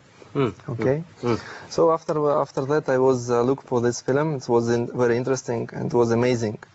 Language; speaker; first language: English; non-native, learner; Russian